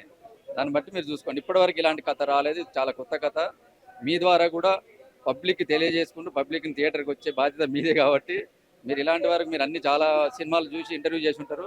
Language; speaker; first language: Telugu; native; Telugu